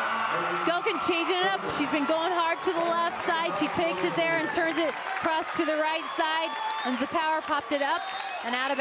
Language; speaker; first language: English; native; English